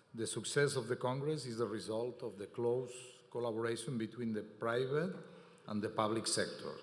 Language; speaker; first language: English; non-native, fluent; Catalan